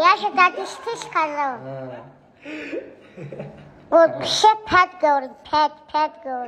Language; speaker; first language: Russian; non-native, local second language; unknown